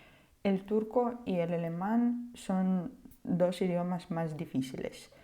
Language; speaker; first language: Spanish; non-native, fluent; Ukrainian